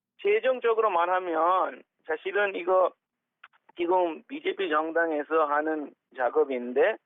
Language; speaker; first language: Korean; non-native, fluent; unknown